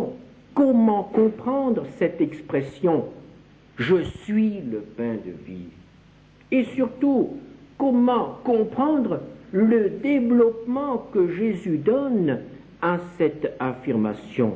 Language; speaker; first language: French; native; French